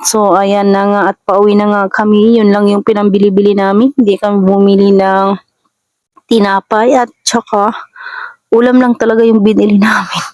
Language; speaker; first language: Filipino; non-native, local second language; Masbatenyo